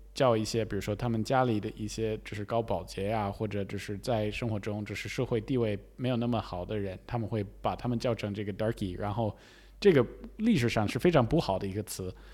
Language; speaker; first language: Chinese; non-native, fluent; English